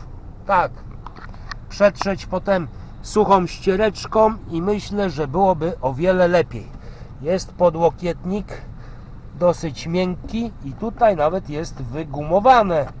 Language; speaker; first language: Polish; native; Polish